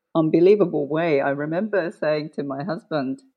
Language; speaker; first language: English; non-native, fluent; Japanese